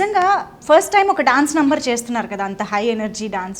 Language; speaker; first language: Telugu; native; Telugu